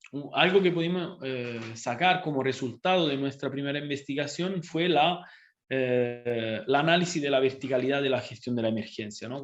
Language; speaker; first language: Spanish; non-native, fluent; Italian